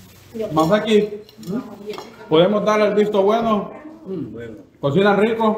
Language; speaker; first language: Spanish; native; Spanish